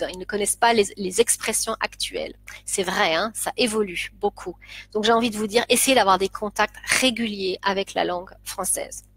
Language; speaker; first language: French; native; French